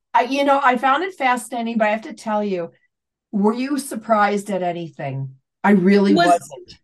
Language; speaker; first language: English; native; English